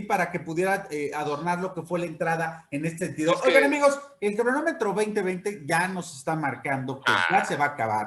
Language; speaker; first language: Spanish; native; Spanish